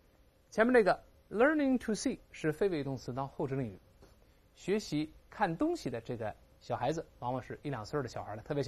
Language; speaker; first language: Chinese; native; Chinese